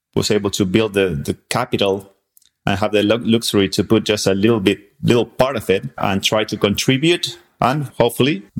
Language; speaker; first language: English; non-native, fluent; Spanish